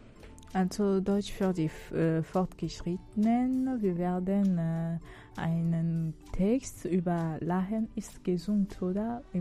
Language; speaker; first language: German; non-native, learner; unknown